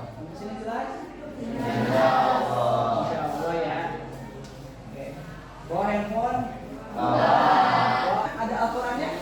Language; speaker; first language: Malay; native; Malay